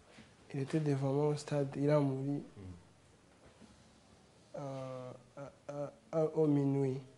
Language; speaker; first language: French; non-native, learner; Kinyarwanda